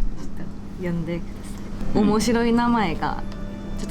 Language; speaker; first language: Japanese; non-native, learner; Korean